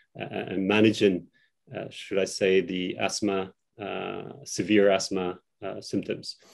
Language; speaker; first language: English; non-native, fluent; Albanian